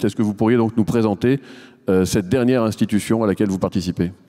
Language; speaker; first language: French; native; French